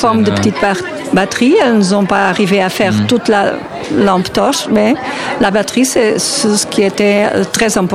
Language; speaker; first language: French; non-native, learner; Portuguese